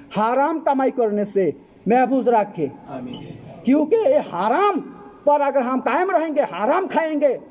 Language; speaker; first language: Hindi; non-native, fluent; Bangla